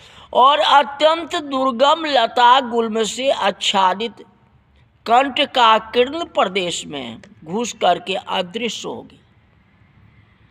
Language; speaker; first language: Hindi; native; Hindi